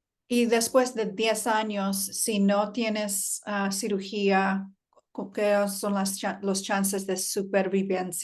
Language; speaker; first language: Spanish; early bilingual, heritage; Spanish